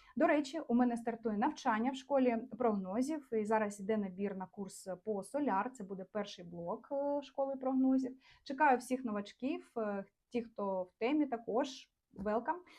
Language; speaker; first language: Ukrainian; non-native, local second language; Russian